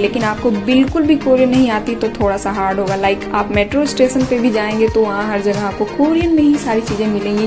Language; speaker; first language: Hindi; native; Hindi